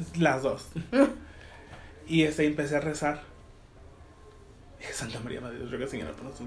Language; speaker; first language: Spanish; early bilingual, heritage; Spanish